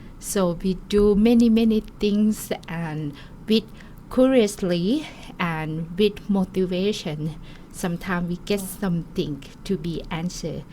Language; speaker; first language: English; non-native, learner; Thai